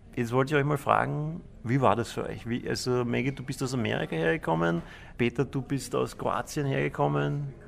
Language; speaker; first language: German; native; German